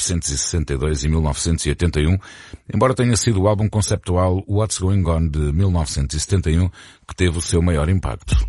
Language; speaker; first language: Portuguese; native; Portuguese